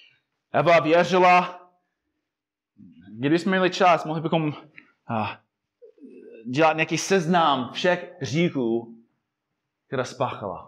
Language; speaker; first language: Czech; non-native, fluent; English